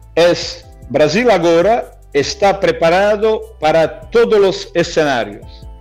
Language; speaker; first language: Spanish; non-native, fluent; Croatian